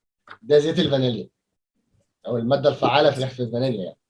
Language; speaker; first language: Arabic; native; Arabic